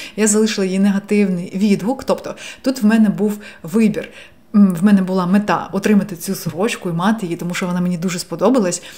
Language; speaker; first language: Ukrainian; non-native, local second language; Russian